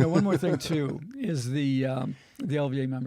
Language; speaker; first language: English; native; English